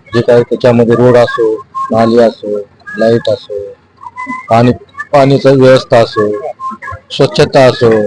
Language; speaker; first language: Marathi; native; Marathi